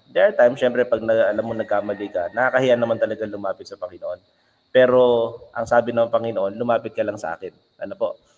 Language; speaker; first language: Filipino; native; Filipino